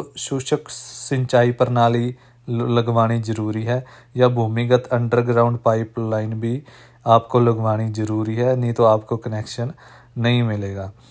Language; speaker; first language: Hindi; non-native, local second language; Punjabi